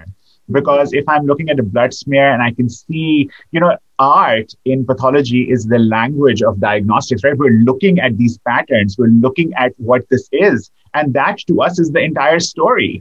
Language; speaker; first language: English; non-native, local second language; Urdu